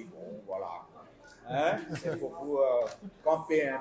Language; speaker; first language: French; non-native, fluent; Vietnamese